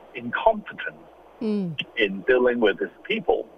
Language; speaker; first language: English; non-native, local second language; Cantonese